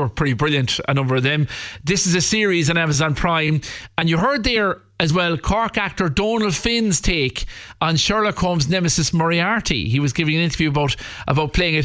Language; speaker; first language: English; native; English